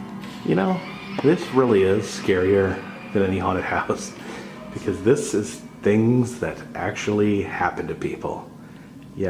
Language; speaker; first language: English; native; English